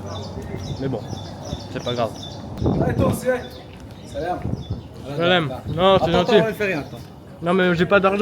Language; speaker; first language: French; native; French